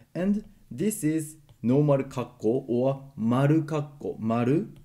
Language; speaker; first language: English; non-native, learner; Japanese